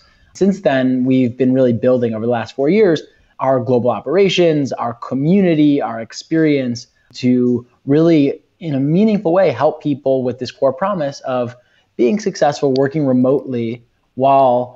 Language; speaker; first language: English; native; English